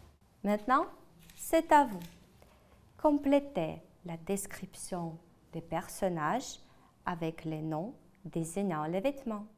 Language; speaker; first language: French; non-native, fluent; Ukrainian